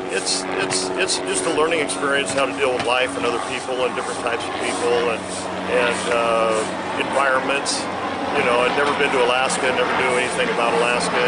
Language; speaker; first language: English; native; English